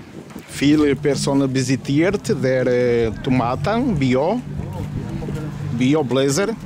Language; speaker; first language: German; non-native, learner; Portuguese